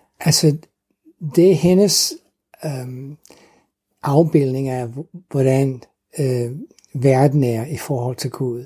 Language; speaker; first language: Danish; non-native, fluent; English